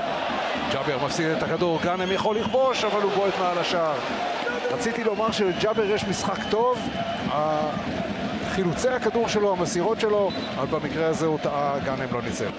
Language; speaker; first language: Hebrew; native; Hebrew